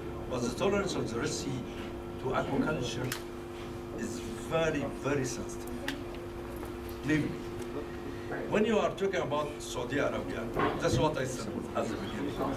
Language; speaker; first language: English; non-native, fluent; Arabic